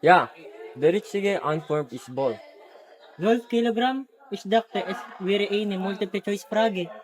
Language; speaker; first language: German; non-native, learner; Filipino